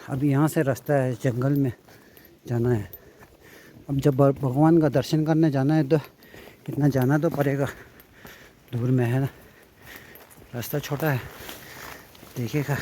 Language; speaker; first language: Hindi; non-native, local second language; Tibetan